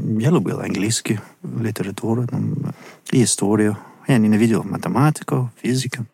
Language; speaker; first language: Russian; non-native, fluent; English